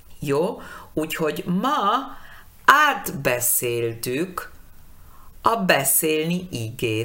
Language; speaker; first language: Hungarian; non-native, learner; Spanish